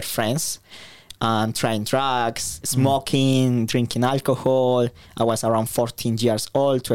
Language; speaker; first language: English; non-native, fluent; Spanish